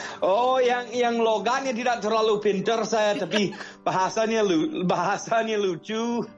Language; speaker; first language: Indonesian; non-native, fluent; English